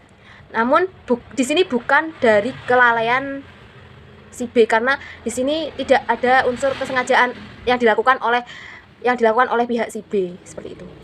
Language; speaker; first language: Indonesian; native; Indonesian